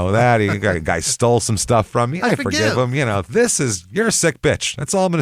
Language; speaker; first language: English; native; English